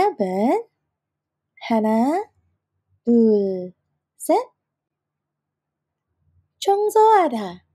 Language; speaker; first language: Korean; non-native, fluent; Indonesian